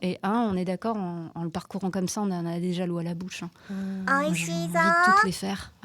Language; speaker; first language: French; native; French